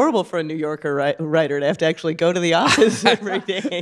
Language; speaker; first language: English; native; English